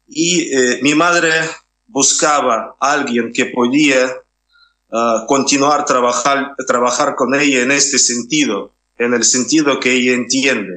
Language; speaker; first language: Spanish; non-native, fluent; Russian